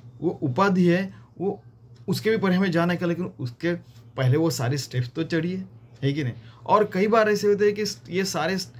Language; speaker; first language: Hindi; non-native, local second language; Marathi